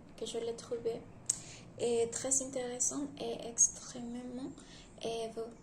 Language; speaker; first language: French; non-native, learner; Spanish